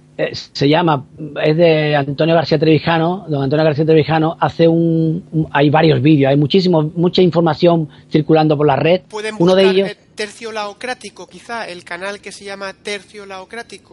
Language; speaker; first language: Spanish; native; Spanish